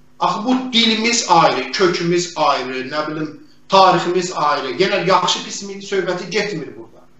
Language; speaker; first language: Azerbaijani; non-native, local second language; Talysh